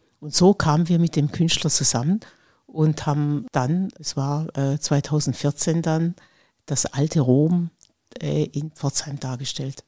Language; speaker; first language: German; native; German